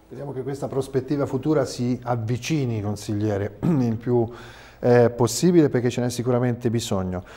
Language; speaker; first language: Italian; native; Italian